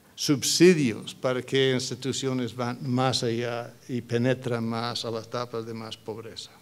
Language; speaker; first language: Spanish; non-native, fluent; English